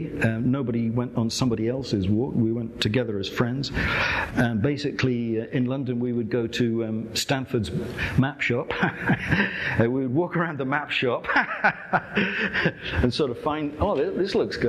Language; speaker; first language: English; native; English